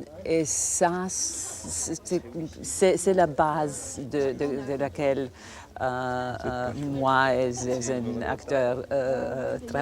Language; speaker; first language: French; non-native, fluent; Croatian